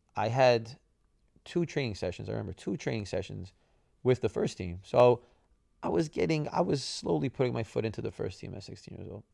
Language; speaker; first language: English; early bilingual, other home language; Italian